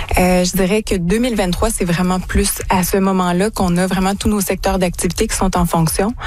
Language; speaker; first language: French; native; French